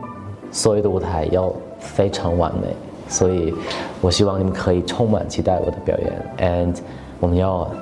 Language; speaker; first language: Chinese; non-native, learner; Thai